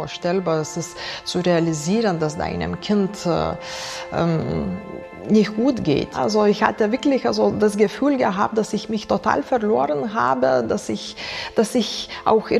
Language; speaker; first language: German; non-native, fluent; Lithuanian